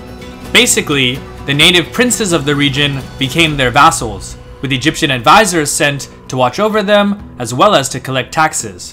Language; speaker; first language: English; native; English